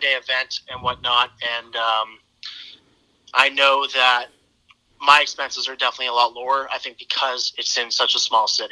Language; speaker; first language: English; native; English